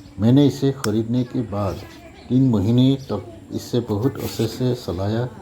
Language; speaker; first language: Hindi; non-native, local second language; Assamese